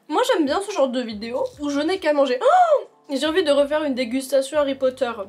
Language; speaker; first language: French; native; French